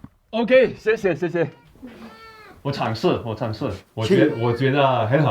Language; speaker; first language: Chinese; non-native, learner; Polish